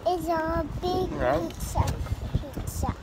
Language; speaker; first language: English; non-native, local second language; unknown